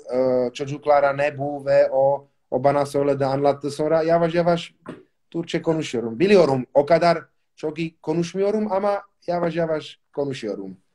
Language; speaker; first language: Turkish; non-native, learner; Slovak